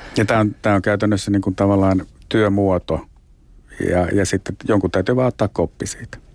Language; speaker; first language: Finnish; native; Finnish